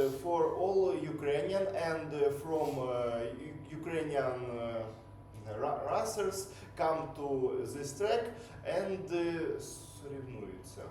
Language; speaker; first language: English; non-native, learner; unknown